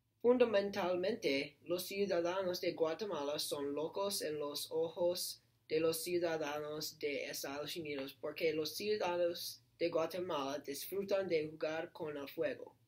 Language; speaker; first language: Spanish; non-native, learner; English